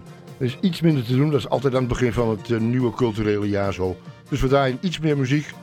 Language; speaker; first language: Dutch; native; Dutch